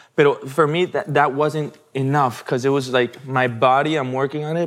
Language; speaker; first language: English; early bilingual, other home language; Spanish